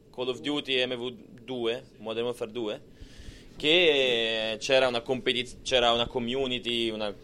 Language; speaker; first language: Italian; early bilingual, other home language; Croatian